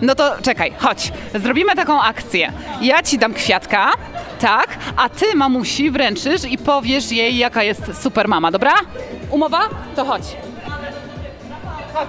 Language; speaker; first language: Polish; native; Polish